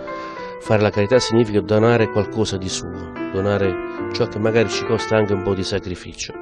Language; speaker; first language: Italian; native; Italian